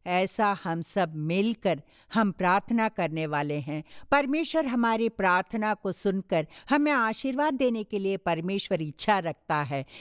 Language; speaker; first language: Hindi; non-native, local second language; Tamil